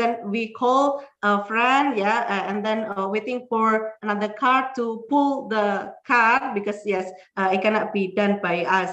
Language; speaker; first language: English; non-native, fluent; Indonesian